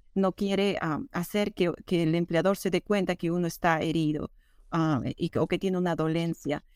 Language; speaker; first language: Spanish; native; Spanish